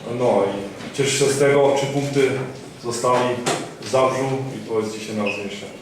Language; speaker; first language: Polish; early bilingual, heritage; Polish